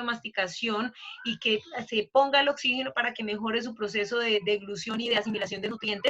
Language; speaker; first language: Spanish; native; Spanish